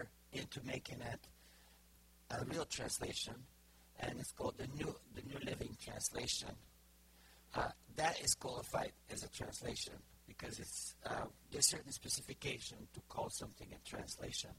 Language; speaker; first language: English; non-native, fluent; Bulgarian